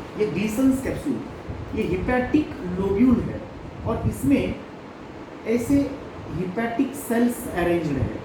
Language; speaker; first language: Hindi; non-native, local second language; Marathi